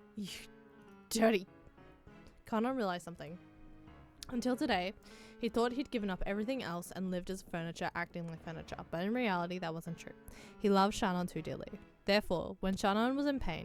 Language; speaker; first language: English; native; English